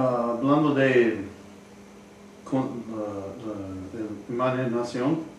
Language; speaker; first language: Spanish; non-native, learner; English